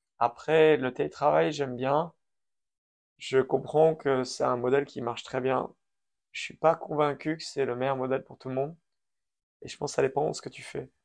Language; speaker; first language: French; early bilingual, other home language; Persian